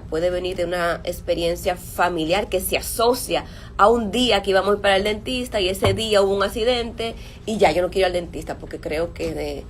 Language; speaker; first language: Spanish; native; Spanish